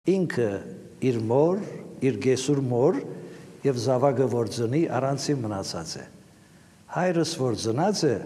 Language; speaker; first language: Armenian; native; Armenian